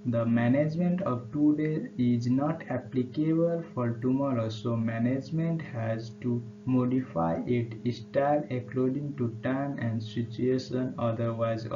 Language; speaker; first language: English; non-native, local second language; Nepali